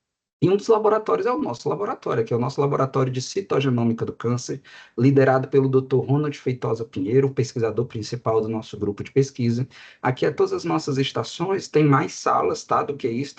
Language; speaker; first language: Portuguese; native; Portuguese